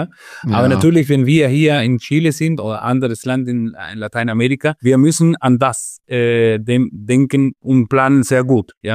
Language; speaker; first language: German; non-native, fluent; Spanish